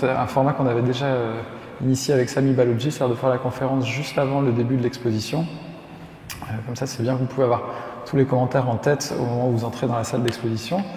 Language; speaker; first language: French; native; French